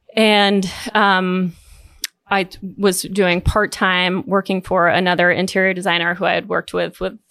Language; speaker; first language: English; native; English